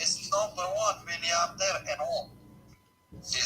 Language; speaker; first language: English; non-native, learner; Arabic